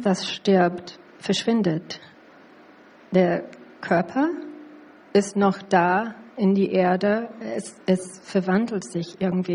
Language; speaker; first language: German; non-native, learner; English